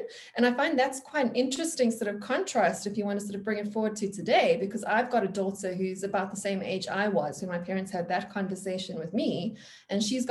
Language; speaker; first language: English; native; English